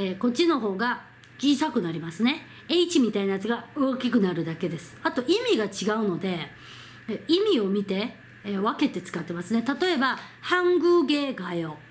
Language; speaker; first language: Japanese; non-native, fluent; Korean